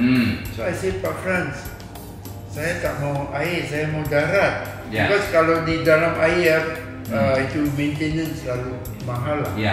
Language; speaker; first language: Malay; non-native, local second language; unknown